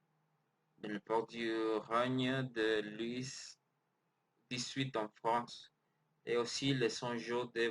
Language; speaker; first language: French; non-native, learner; Spanish